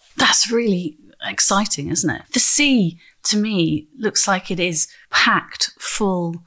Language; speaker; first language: English; native; English